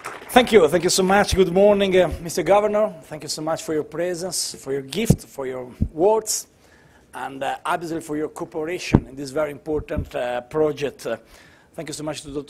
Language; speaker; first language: English; non-native, learner; Italian